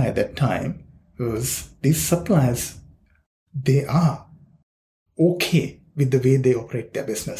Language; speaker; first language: English; non-native, local second language; Sinhala